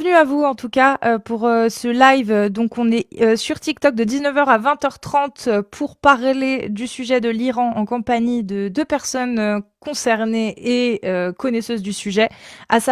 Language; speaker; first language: French; native; French